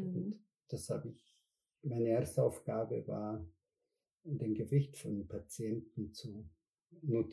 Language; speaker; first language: German; non-native, fluent; Spanish